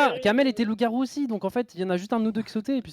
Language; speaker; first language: French; native; French